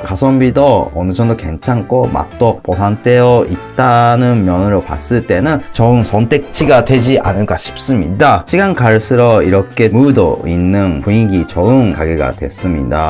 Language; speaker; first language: Korean; non-native, fluent; Japanese